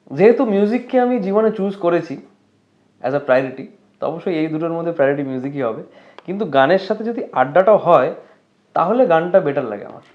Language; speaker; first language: Bangla; native; Bangla